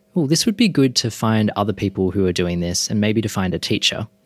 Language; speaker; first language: English; native; English